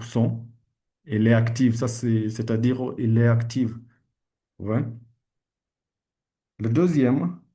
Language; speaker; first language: French; non-native, learner; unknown